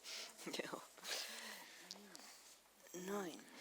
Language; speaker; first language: Finnish; non-native, fluent; Estonian